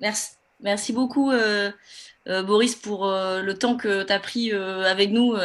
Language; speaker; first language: French; native; French